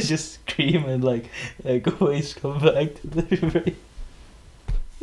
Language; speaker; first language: English; non-native, fluent; Vietnamese